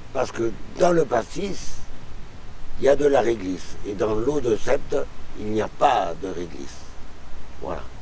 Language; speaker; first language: French; native; French